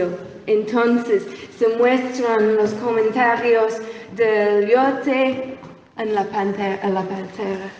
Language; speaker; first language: Spanish; non-native, learner; English